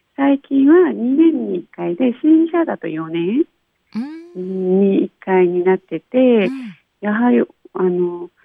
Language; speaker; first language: Japanese; non-native, fluent; Korean